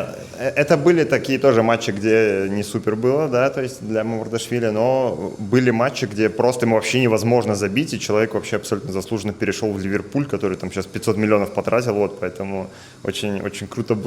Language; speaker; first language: Russian; native; Russian